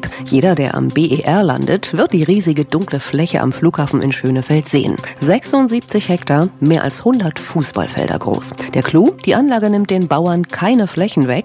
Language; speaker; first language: German; native; German